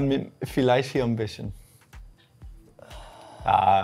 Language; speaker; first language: German; non-native, learner; Danish